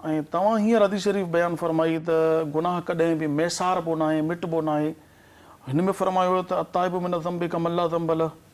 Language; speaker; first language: Sindhi; native; Sindhi